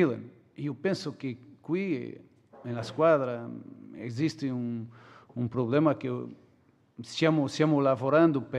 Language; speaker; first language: Italian; non-native, fluent; Portuguese